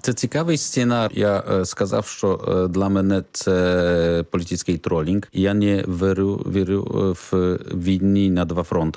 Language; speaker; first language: Ukrainian; non-native, learner; Polish